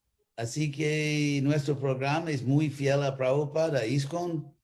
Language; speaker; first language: Spanish; non-native, fluent; English